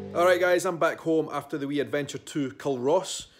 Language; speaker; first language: English; native; English